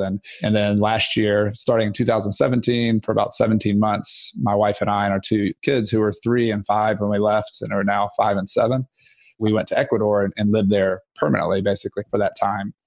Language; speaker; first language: English; native; English